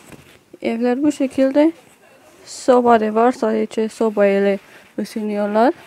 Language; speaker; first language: Turkish; non-native, learner; Romanian